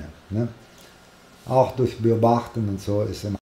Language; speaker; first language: German; non-native, fluent; Italian